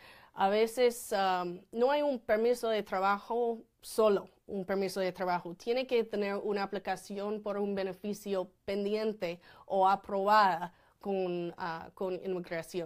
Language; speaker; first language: Spanish; non-native, fluent; English